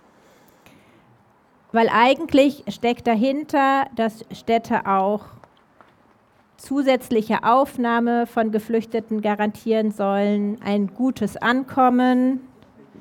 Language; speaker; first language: German; native; German